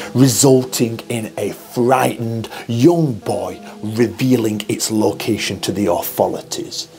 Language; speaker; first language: English; native; English